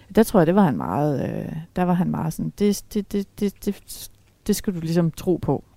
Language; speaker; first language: Danish; native; Danish